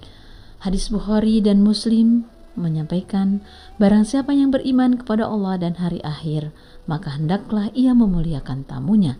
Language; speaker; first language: Indonesian; native; Indonesian